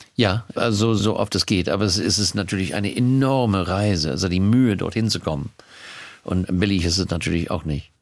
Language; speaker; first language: German; non-native, fluent; English